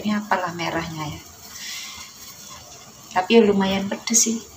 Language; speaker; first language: Indonesian; non-native, local second language; Javanese